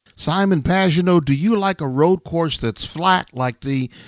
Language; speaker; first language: English; native; English